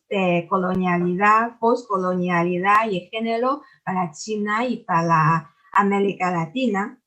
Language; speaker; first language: Spanish; non-native, fluent; Chinese